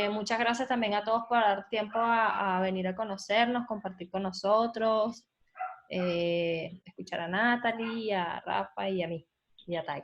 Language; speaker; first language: Spanish; native; Spanish